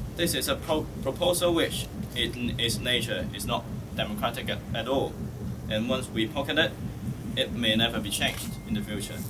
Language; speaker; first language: English; non-native, local second language; Cantonese